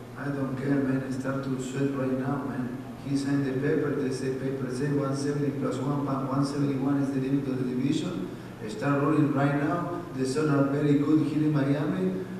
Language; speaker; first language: English; non-native, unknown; Spanish